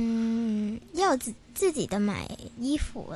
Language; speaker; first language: Chinese; non-native, local second language; Cantonese